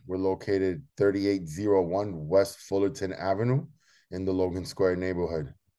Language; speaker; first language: English; early bilingual, other home language; Spanish